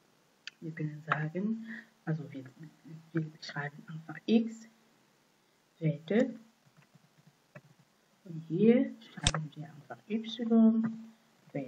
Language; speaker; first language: German; non-native, fluent; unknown